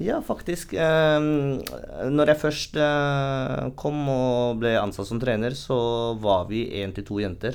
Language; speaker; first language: Norwegian; native; Norwegian